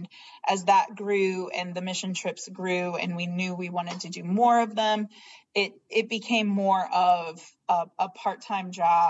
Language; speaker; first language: English; native; English